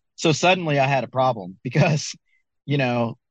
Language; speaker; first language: English; native; English